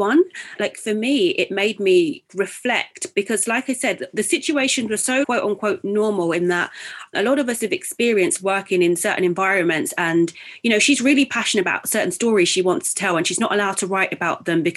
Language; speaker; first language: English; native; English